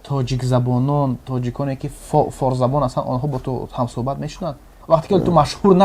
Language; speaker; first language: Persian; native; Persian